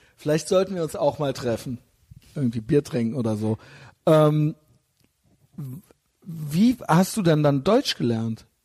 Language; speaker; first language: German; native; German